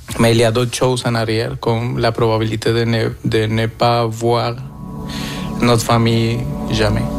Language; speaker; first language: French; non-native, fluent; Spanish